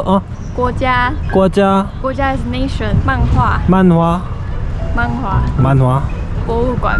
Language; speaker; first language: English; non-native, learner; Chinese